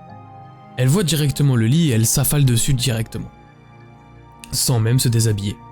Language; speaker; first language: French; native; French